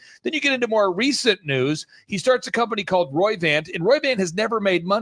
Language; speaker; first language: English; native; English